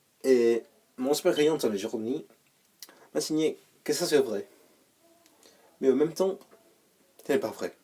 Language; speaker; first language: French; non-native, learner; English